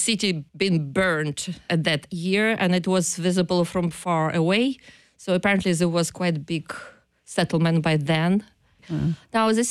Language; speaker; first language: English; non-native, fluent; Ukrainian